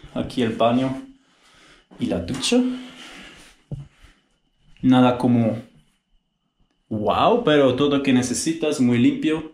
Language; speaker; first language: Spanish; non-native, fluent; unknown